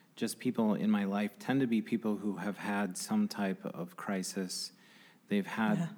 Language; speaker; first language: English; native; English